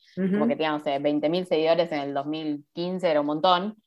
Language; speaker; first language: Spanish; native; Spanish